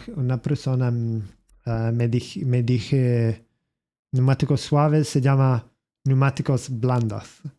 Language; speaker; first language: Spanish; non-native, learner; English